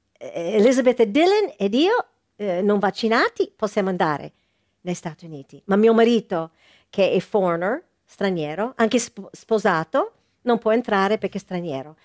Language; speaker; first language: Italian; non-native, fluent; English